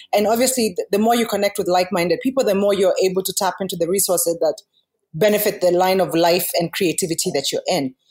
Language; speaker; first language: English; non-native, local second language; Kikuyu